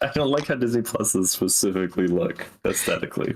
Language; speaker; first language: English; native; English